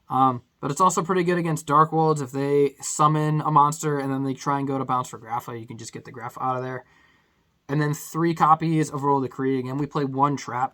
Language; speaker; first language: English; native; English